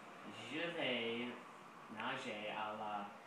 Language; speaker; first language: French; non-native, learner; English